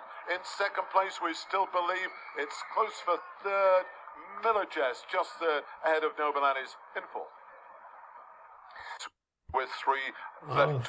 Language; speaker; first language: English; native; English